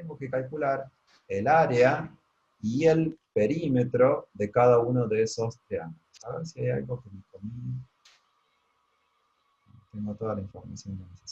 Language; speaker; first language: Spanish; native; Spanish